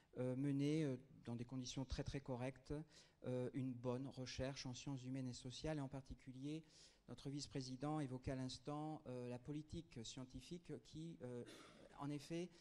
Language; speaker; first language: French; native; French